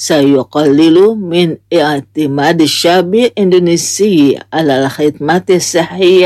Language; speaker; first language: Arabic; non-native, fluent; Indonesian